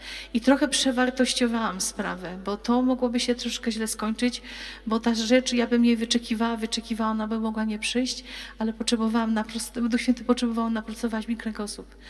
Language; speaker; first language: Polish; native; Polish